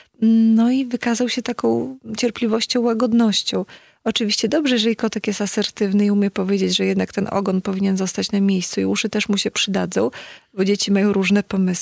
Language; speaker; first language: Polish; native; Polish